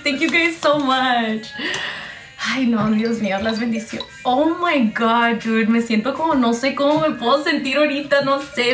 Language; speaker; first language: Spanish; early bilingual, heritage; Spanish